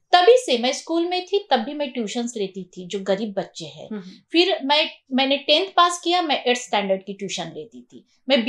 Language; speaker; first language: Hindi; non-native, local second language; Marathi